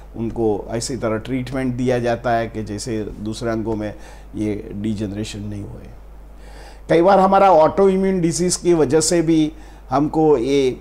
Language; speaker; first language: Hindi; non-native, local second language; Gujarati